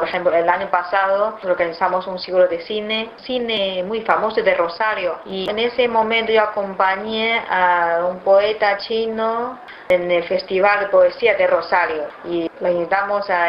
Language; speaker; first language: Spanish; non-native, fluent; Chinese